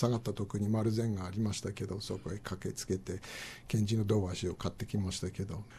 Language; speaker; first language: Japanese; non-native, fluent; English